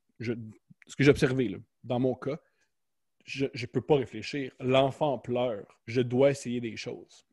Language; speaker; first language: French; native; French